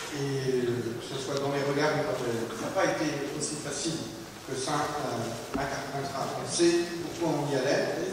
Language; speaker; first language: French; native; French